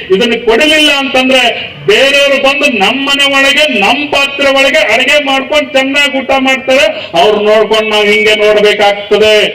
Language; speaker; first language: Kannada; native; Kannada